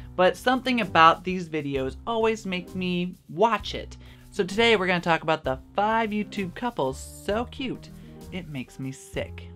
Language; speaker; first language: English; native; English